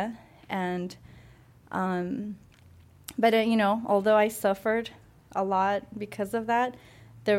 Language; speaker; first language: English; early bilingual, other home language; Spanish